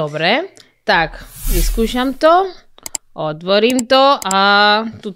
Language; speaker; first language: Slovak; non-native, learner; Spanish